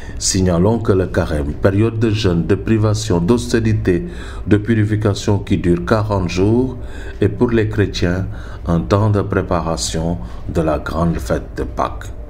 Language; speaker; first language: French; non-native, local second language; Wolof